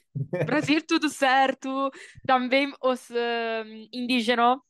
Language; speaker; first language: Portuguese; non-native, fluent; Italian